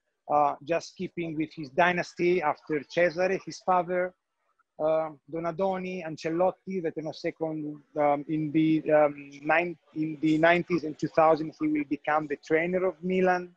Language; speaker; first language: English; non-native, fluent; Italian